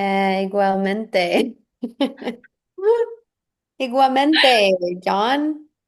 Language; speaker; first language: Spanish; non-native, learner; English